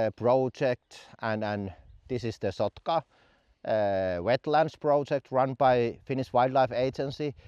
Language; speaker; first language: English; non-native, fluent; Finnish